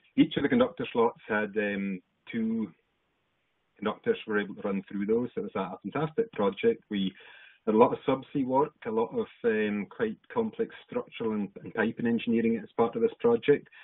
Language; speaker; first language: English; native; English